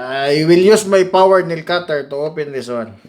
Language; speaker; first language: English; non-native, local second language; Filipino